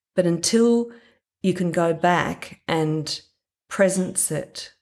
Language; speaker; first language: English; native; English